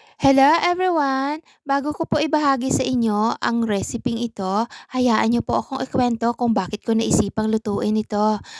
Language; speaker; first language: Filipino; non-native, local second language; Cebuano